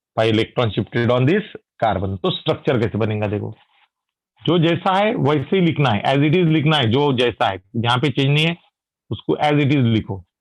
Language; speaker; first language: Hindi; non-native, local second language; Marathi